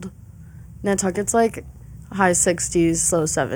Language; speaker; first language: English; native; English